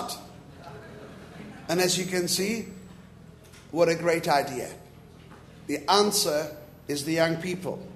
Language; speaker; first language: English; non-native, fluent; Czech